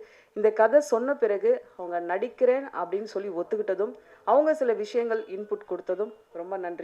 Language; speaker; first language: Tamil; native; Tamil